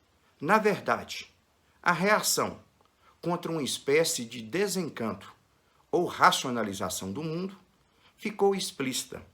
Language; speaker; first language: Portuguese; native; Portuguese